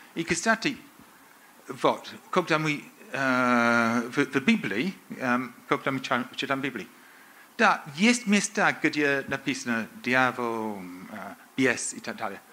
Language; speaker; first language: Polish; non-native, learner; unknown